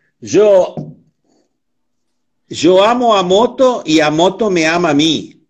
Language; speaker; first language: Portuguese; non-native, learner; Spanish